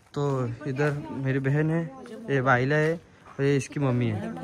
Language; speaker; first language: Hindi; non-native, local second language; Marathi